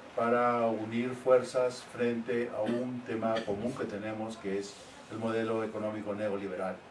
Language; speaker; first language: Spanish; native; Spanish